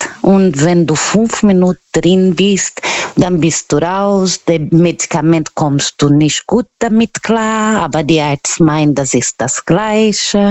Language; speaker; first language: German; non-native, fluent; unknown